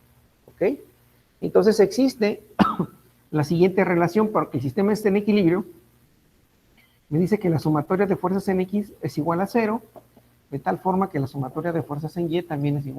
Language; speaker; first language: Spanish; native; Spanish